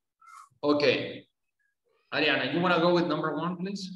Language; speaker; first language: English; non-native, fluent; Spanish